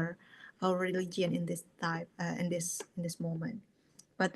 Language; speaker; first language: English; non-native, fluent; Indonesian